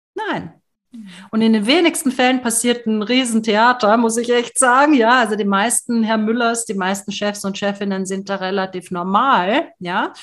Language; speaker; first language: German; native; German